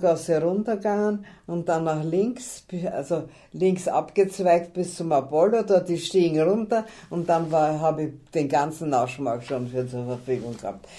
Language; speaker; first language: German; native; German